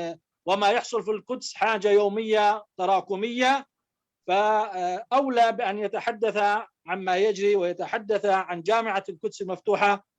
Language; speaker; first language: Arabic; native; Arabic